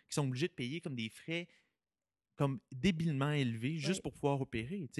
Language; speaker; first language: French; native; French